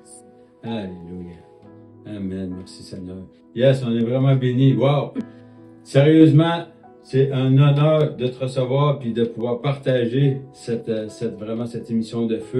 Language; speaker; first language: French; native; French